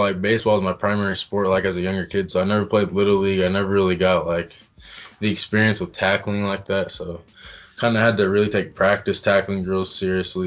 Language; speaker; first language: English; native; English